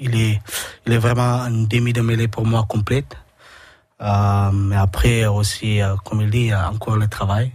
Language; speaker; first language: French; non-native, learner; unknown